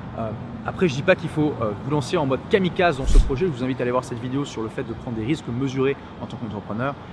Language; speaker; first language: French; native; French